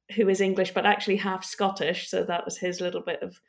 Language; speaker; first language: English; native; English